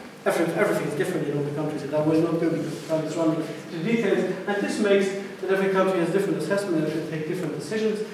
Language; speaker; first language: English; non-native, fluent; Luxembourgish